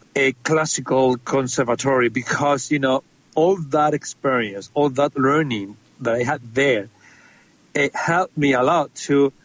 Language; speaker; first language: English; non-native, fluent; Spanish